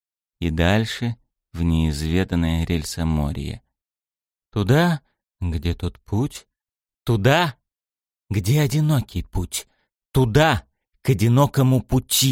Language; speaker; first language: Russian; native; Russian